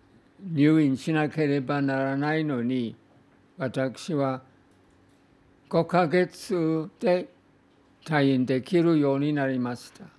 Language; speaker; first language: Japanese; non-native, fluent; English